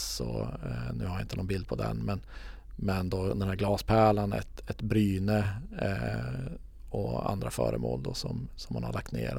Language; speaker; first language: Swedish; native; Swedish